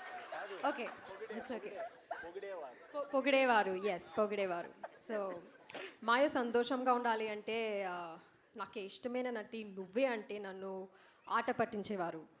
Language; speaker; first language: Telugu; non-native, learner; Malayalam